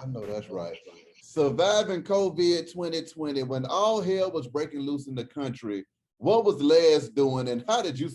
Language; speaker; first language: English; native; English